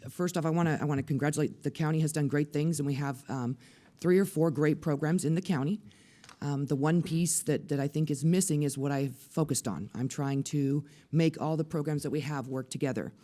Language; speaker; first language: English; native; English